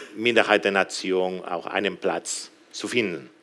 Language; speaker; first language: German; non-native, fluent; Galician